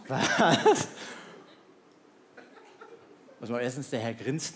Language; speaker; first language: German; native; German